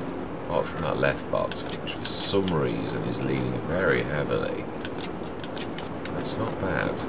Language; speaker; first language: English; native; English